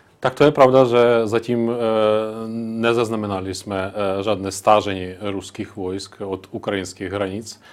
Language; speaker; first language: Czech; non-native, local second language; Ukrainian